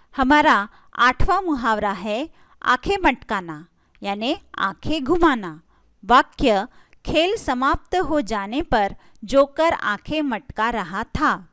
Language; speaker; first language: Hindi; non-native, local second language; Marathi